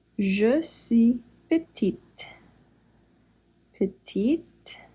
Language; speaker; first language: French; non-native, fluent; English